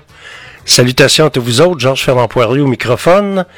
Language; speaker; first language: French; native; French